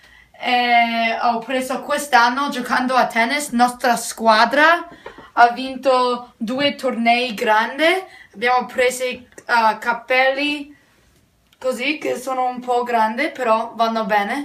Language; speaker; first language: Italian; early bilingual, heritage; Italian